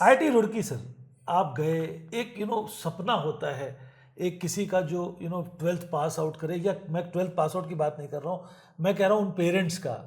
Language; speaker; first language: Hindi; native; Hindi